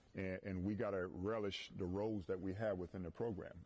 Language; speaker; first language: English; native; English